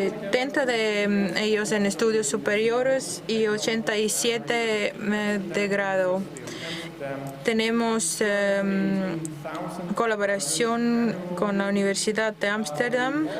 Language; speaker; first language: Spanish; non-native, fluent; Dutch